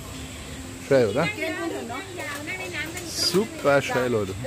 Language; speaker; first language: German; native; German